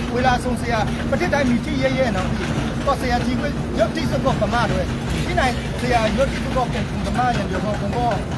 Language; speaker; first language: Thai; non-native, fluent; Burmese